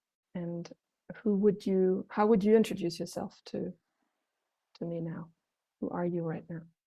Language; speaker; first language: English; non-native, fluent; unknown